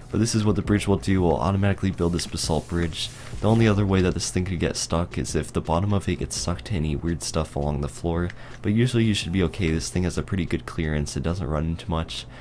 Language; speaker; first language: English; native; English